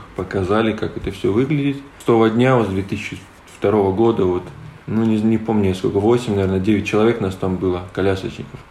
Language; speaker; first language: Russian; non-native, local second language; Polish